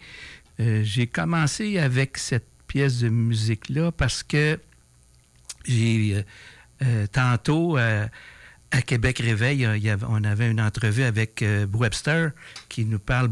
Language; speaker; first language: French; native; French